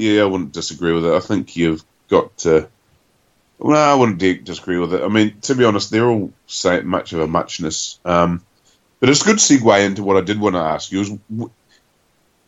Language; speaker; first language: English; native; English